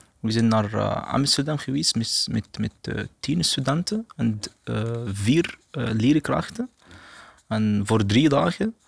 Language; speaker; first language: Dutch; non-native, learner; Arabic